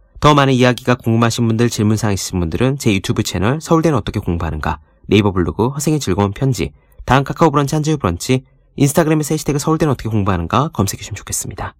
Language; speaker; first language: Korean; native; Korean